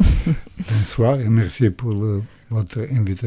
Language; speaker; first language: French; non-native, fluent; Croatian